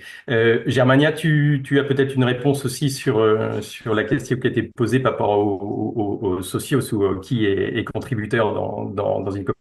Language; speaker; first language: French; native; French